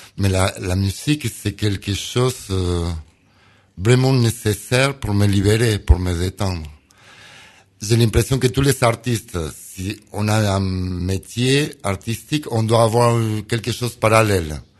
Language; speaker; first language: French; non-native, fluent; Spanish